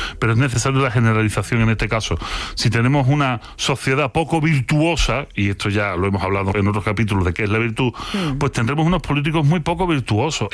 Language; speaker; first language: Spanish; native; Spanish